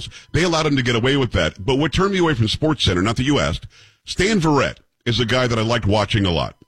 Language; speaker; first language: English; native; English